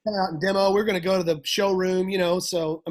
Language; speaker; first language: English; native; English